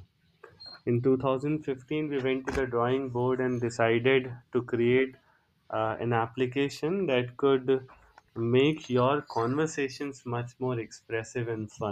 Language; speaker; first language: English; non-native, local second language; Hindi